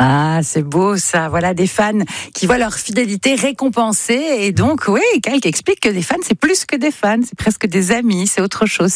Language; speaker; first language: French; native; French